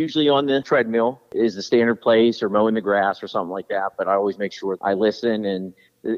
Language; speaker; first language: English; native; English